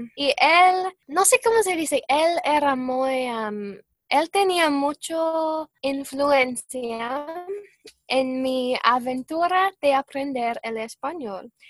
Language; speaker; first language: Spanish; non-native, fluent; English